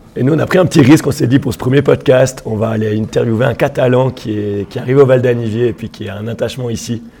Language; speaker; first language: French; native; French